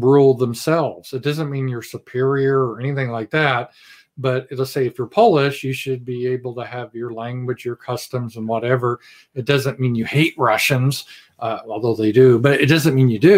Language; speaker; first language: English; native; English